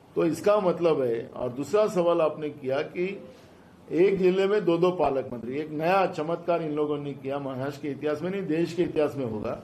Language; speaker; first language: Hindi; non-native, local second language; Marathi